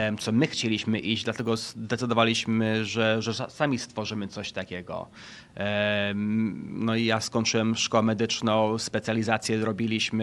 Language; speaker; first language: Polish; early bilingual, heritage; Polish